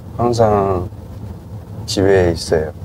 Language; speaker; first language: Korean; non-native, learner; Cantonese